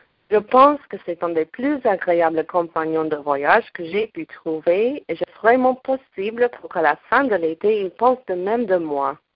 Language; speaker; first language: French; non-native, fluent; English